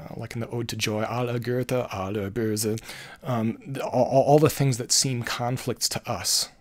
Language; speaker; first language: English; native; English